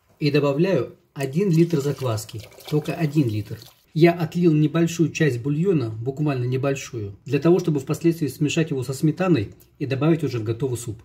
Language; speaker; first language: Russian; native; Russian